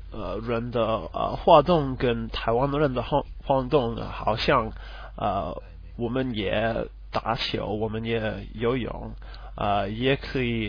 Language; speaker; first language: Chinese; non-native, learner; English